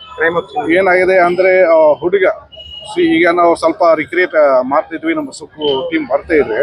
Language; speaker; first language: Kannada; non-native, local second language; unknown